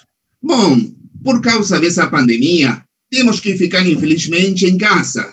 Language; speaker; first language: Portuguese; non-native, fluent; Spanish